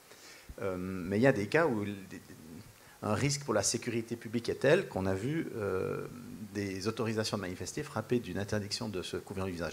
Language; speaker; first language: French; native; French